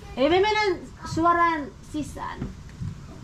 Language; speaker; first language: Finnish; non-native, learner; Filipino